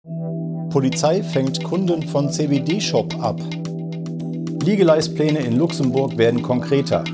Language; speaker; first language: German; native; German